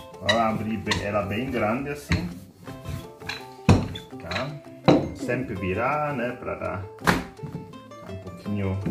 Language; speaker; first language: Portuguese; non-native, learner; German